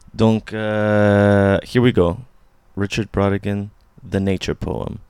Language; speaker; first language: French; early bilingual, other home language; English